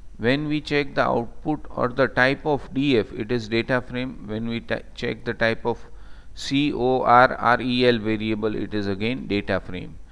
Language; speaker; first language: English; non-native, local second language; Gujarati